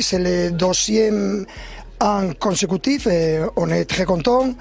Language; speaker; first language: French; non-native, learner; Spanish